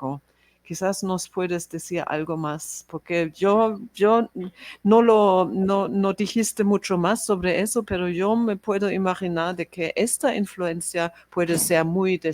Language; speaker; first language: Spanish; non-native, fluent; German